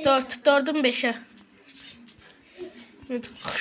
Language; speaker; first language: Turkish; non-native, learner; Azerbaijani